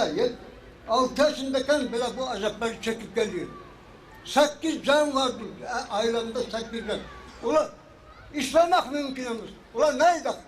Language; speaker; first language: Turkish; early bilingual, heritage; Turkish